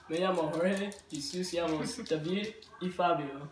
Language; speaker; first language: Spanish; non-native, learner; English